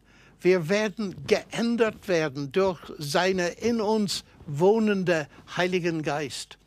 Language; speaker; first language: German; non-native, fluent; English